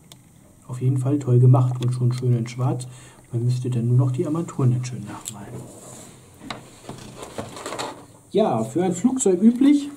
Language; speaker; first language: German; native; German